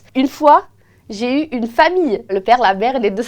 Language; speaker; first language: French; native; French